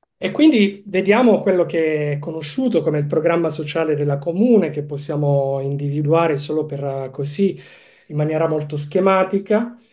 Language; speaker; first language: Italian; native; Italian